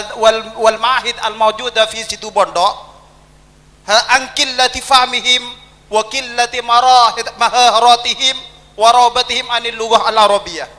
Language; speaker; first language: Arabic; non-native, learner; Indonesian